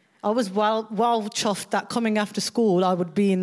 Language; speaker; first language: English; native; English